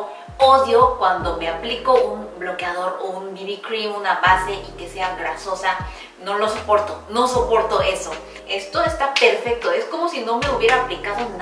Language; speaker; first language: Spanish; non-native, fluent; Korean